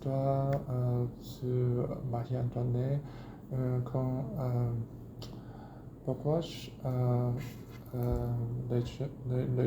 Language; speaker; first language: French; non-native, learner; Chinese